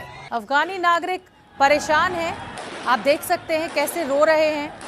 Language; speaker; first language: Hindi; native; Hindi